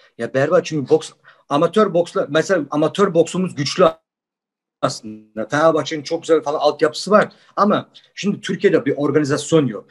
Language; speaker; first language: Turkish; early bilingual, heritage; Turkish